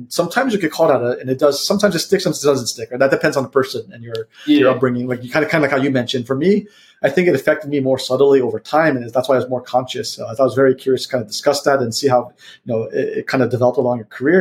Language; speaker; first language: English; early bilingual, other home language; Vietnamese